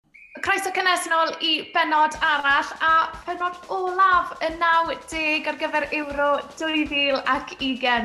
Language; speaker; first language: Welsh; native; Welsh